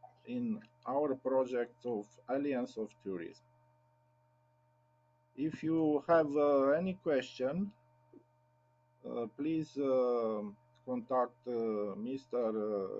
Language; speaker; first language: English; non-native, learner; Romanian